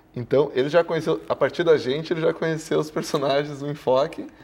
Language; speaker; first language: Portuguese; native; Portuguese